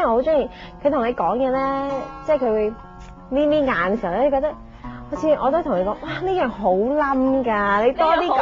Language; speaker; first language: Cantonese; early bilingual, heritage; Cantonese